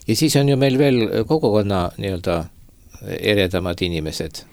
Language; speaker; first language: Estonian; native; Estonian